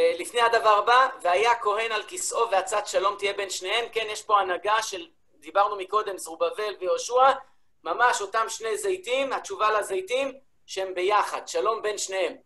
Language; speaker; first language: Hebrew; early bilingual, other home language; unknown